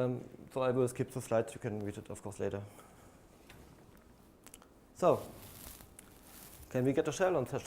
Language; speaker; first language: English; non-native, fluent; German